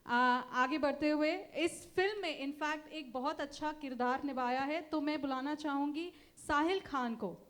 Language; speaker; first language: Hindi; native; Hindi